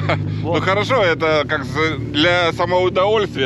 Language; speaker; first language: Russian; non-native, fluent; Lithuanian